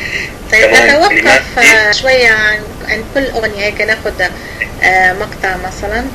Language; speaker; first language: Arabic; native; Arabic